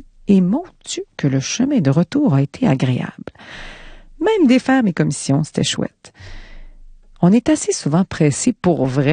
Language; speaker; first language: French; native; French